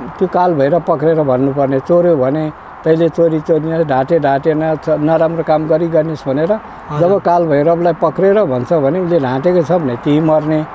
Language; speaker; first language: Nepali; non-native, local second language; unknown